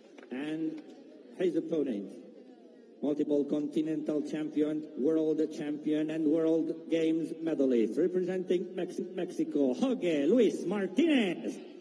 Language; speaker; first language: English; non-native, fluent; Italian